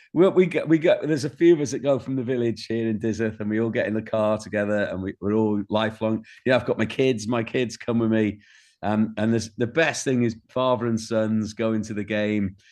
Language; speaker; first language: English; native; English